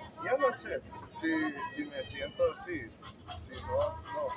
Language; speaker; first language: Spanish; non-native, learner; English